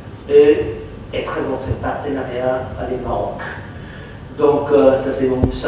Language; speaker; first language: French; non-native, fluent; Catalan